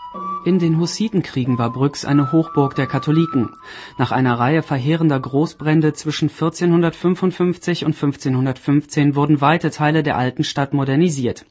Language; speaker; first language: German; native; German